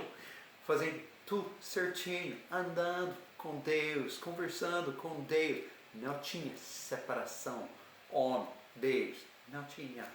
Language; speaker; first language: Portuguese; non-native, learner; English